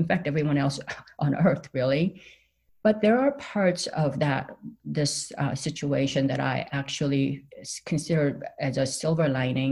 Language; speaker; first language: English; non-native, fluent; Korean